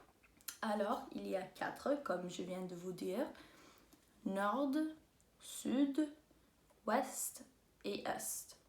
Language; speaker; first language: French; non-native, local second language; English